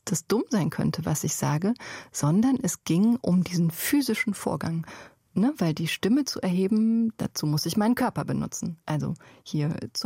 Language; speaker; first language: German; native; German